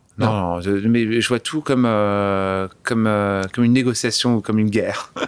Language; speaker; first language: French; early bilingual, other home language; English